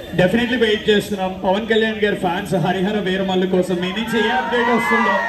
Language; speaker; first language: Telugu; native; Telugu